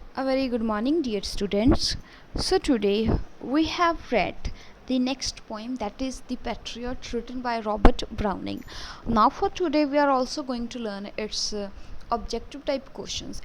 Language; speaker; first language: English; non-native, local second language; Punjabi